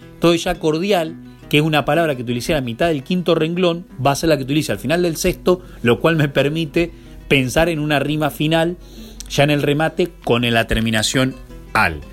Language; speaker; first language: Spanish; native; Spanish